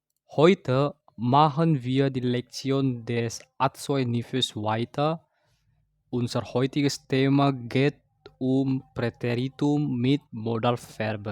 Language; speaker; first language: German; non-native, fluent; Indonesian